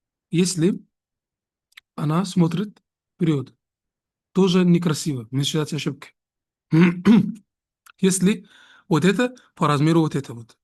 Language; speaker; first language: Russian; non-native, fluent; Arabic